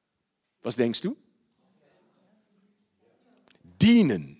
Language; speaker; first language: German; non-native, learner; Dutch